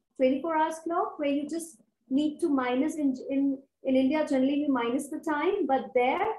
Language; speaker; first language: English; non-native, local second language; Hindi